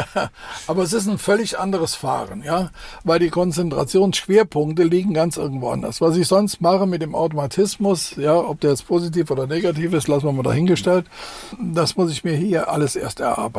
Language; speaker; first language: German; native; German